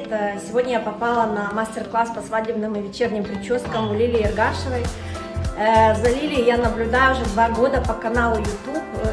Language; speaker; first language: Russian; native; Russian